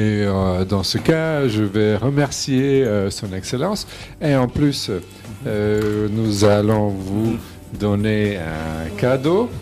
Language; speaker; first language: French; non-native, fluent; Serbian